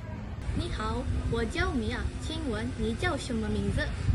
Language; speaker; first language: Chinese; non-native, learner; Malay